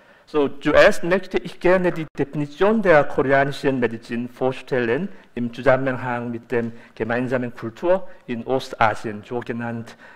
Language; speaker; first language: German; non-native, fluent; Korean